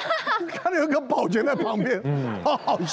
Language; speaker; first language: Chinese; native; Chinese